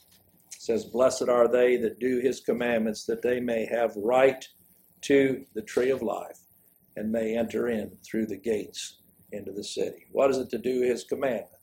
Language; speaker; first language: English; native; English